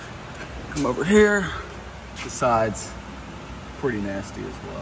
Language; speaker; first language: English; native; English